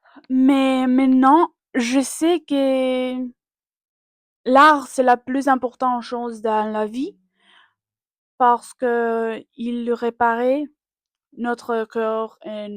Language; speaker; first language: French; non-native, learner; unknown